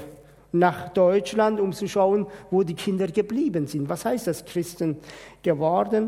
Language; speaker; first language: German; non-native, fluent; Persian